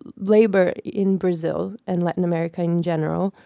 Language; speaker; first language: English; non-native, fluent; Portuguese